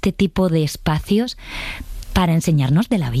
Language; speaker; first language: Spanish; native; Spanish